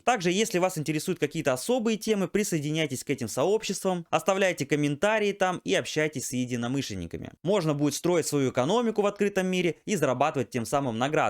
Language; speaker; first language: Russian; native; Russian